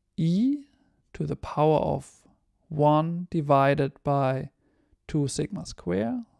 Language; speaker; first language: English; non-native, fluent; German